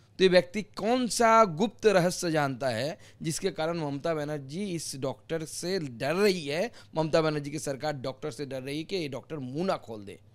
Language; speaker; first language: Hindi; non-native, local second language; Bangla